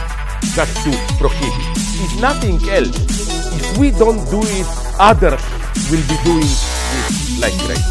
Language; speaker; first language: English; non-native, fluent; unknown